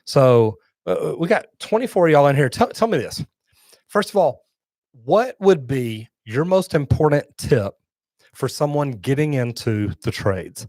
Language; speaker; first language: English; native; English